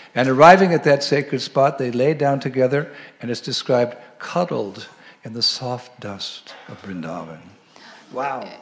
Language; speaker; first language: English; native; English